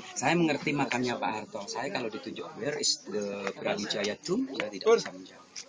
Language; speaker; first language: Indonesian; native; Indonesian